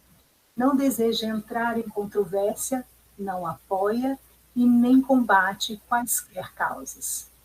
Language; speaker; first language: Portuguese; native; Portuguese